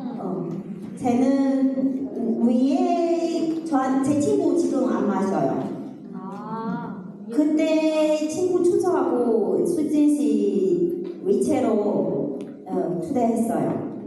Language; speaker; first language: Korean; non-native, learner; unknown